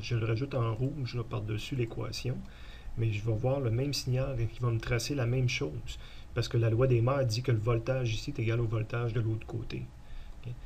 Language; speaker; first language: French; native; French